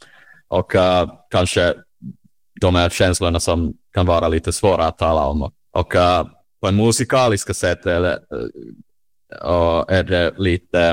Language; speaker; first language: Swedish; non-native, learner; Finnish